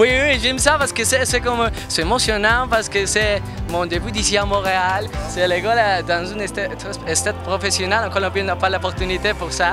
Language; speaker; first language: French; non-native, learner; Spanish